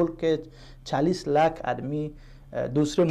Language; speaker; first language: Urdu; non-native, fluent; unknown